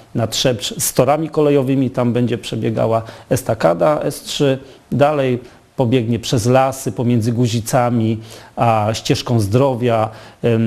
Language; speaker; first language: Polish; native; Polish